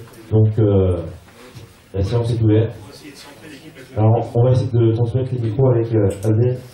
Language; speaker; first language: French; native; French